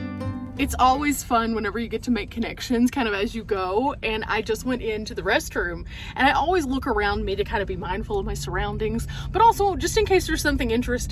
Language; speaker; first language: English; native; English